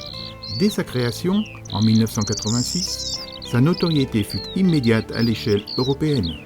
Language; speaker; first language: French; native; French